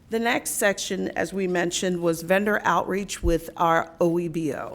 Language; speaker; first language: English; native; English